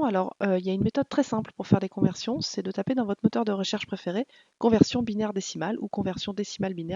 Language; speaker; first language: French; native; French